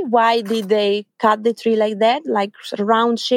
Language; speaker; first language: English; non-native, fluent; Italian